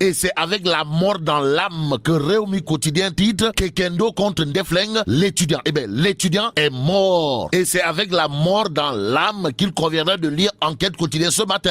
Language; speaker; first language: French; non-native, local second language; Wolof